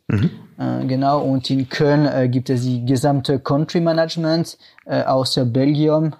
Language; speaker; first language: German; non-native, fluent; French